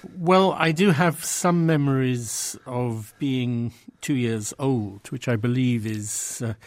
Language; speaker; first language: English; native; English